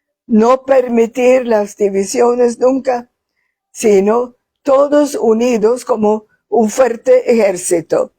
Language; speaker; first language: Spanish; non-native, fluent; Swedish